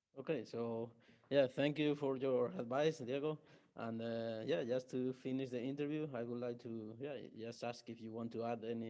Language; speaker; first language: English; non-native, learner; Spanish